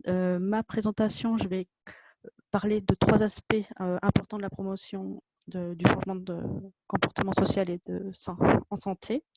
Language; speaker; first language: French; native; French